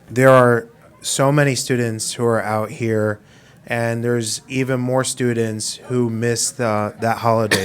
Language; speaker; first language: English; native; English